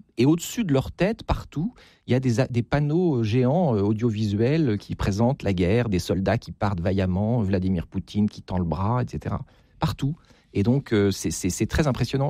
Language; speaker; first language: French; native; French